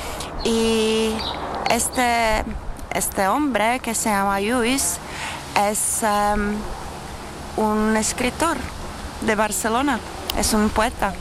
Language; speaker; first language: Spanish; non-native, learner; Czech